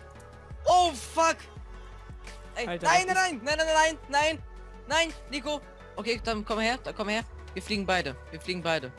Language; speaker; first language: German; native; German